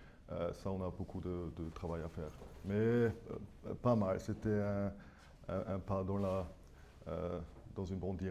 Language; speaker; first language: French; non-native, fluent; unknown